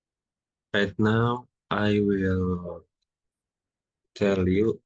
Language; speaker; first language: English; non-native, learner; Indonesian